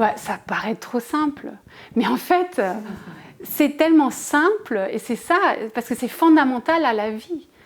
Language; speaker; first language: French; non-native, fluent; German